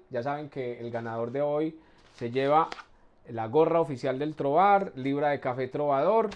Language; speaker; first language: Spanish; native; Spanish